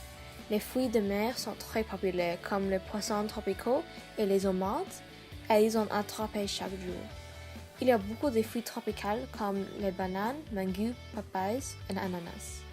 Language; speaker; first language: French; non-native, learner; English